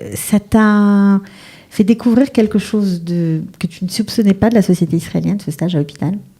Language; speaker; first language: French; native; French